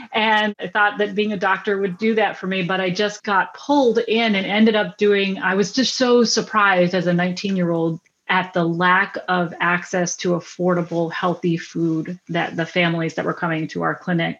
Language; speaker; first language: English; native; English